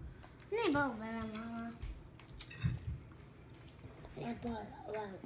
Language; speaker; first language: Slovak; early bilingual, heritage; Slovak